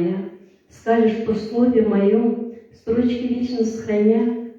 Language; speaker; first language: Russian; non-native, local second language; Kazakh